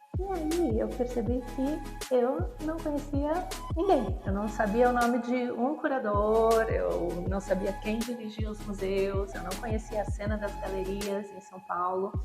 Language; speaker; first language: Portuguese; native; Portuguese